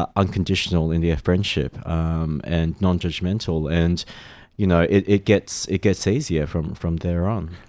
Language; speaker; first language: English; native; English